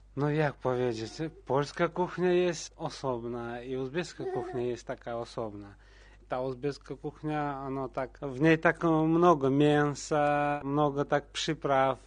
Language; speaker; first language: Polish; non-native, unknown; Russian